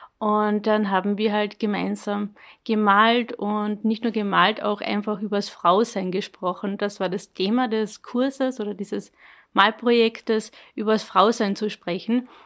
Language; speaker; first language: German; native; German